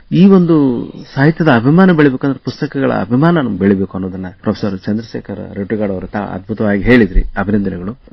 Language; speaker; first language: Kannada; native; Kannada